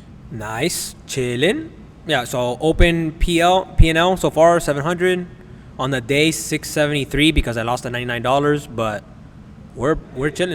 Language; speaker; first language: English; native; English